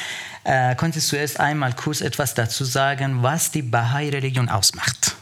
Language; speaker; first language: German; non-native, fluent; Persian